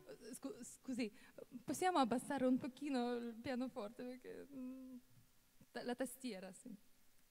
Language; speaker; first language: Italian; non-native, fluent; Russian